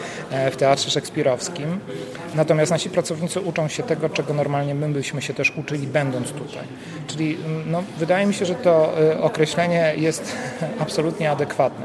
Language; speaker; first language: Polish; native; Polish